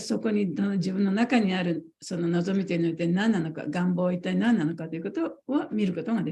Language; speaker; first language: Japanese; native; Japanese